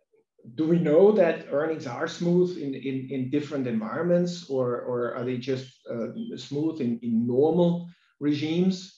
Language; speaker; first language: English; non-native, fluent; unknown